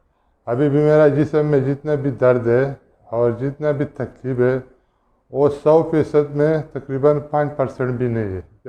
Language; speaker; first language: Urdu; non-native, local second language; Pashto